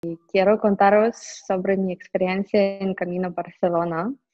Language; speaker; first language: Spanish; non-native, fluent; Russian